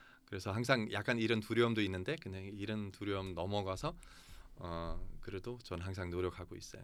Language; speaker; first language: Korean; non-native, fluent; German